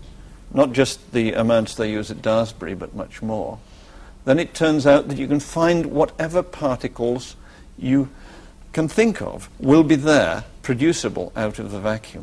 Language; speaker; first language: English; native; English